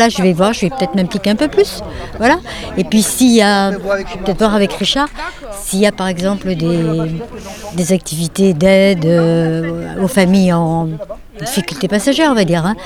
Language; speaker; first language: French; native; French